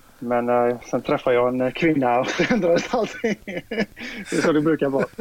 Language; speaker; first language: Swedish; native; Swedish